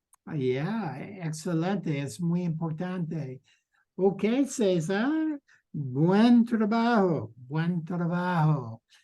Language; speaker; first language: Spanish; non-native, learner; English